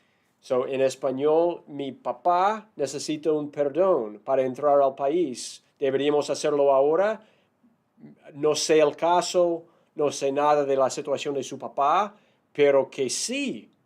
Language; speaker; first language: Spanish; non-native, fluent; English